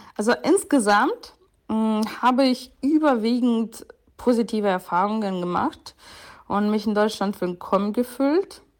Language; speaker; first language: German; non-native, fluent; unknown